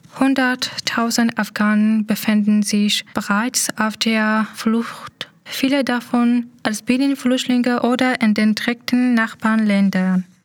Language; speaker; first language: German; native; German